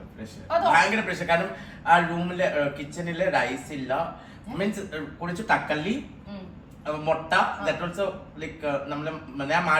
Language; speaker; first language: Malayalam; non-native, local second language; Assamese